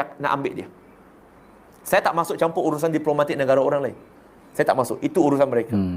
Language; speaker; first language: Malay; non-native, local second language; Chinese